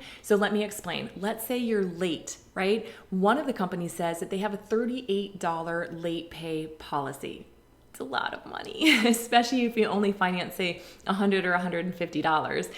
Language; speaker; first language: English; native; English